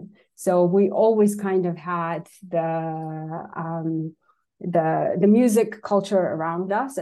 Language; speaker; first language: English; non-native, fluent; Russian